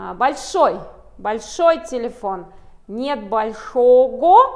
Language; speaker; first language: Russian; non-native, local second language; Kazakh